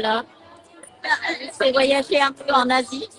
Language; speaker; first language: French; early bilingual, other home language; Vietnamese